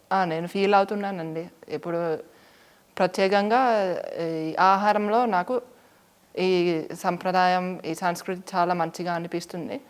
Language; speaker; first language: Telugu; non-native, fluent; Finnish